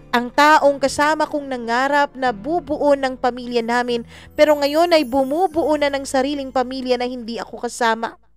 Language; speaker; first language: Filipino; non-native, local second language; Cebuano